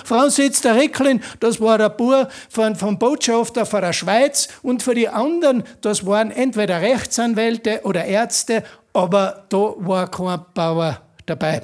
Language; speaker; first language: German; native; German